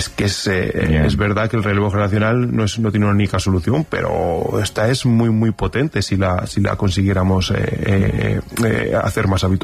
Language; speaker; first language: Spanish; native; Spanish